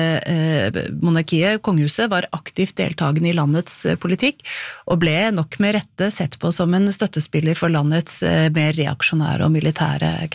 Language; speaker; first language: Norwegian; native; Norwegian